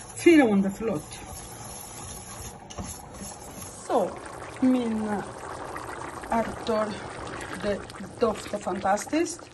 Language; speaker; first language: Swedish; non-native, learner; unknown